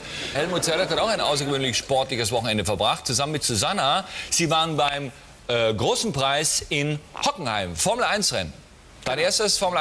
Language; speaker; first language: German; native; German